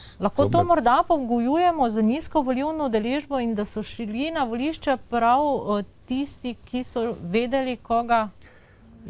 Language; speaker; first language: Slovenian; native; Slovenian